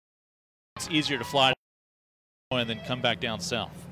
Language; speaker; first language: English; native; English